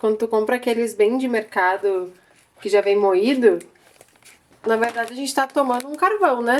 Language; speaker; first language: Portuguese; native; Portuguese